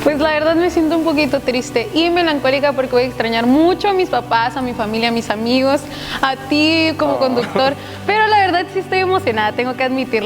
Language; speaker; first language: Spanish; native; Spanish